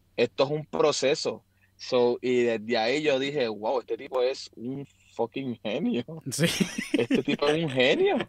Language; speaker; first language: Spanish; native; Spanish